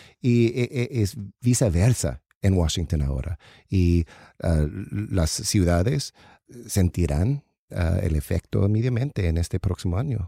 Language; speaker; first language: Spanish; non-native, learner; English